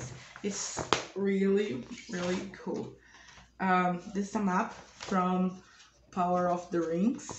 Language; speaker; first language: English; non-native, learner; Portuguese